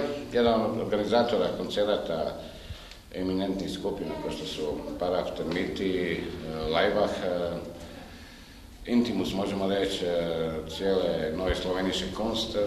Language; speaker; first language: Croatian; native; Croatian